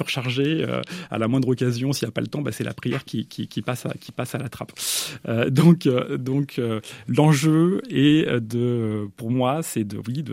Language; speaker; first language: French; native; French